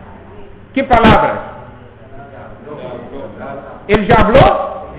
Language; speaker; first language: Spanish; non-native, fluent; Portuguese